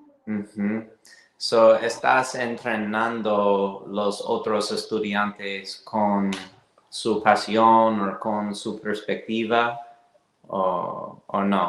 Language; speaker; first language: Spanish; non-native, learner; English